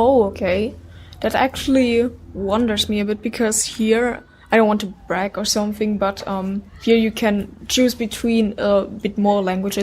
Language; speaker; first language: English; non-native, fluent; German